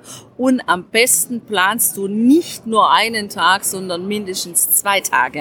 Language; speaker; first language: German; native; German